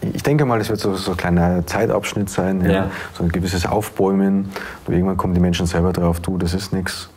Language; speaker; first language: German; native; German